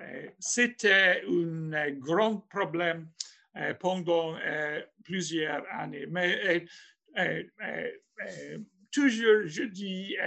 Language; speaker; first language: French; non-native, fluent; English